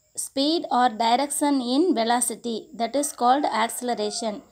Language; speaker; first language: English; non-native, local second language; Tamil